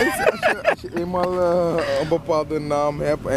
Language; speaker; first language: Dutch; early bilingual, other home language; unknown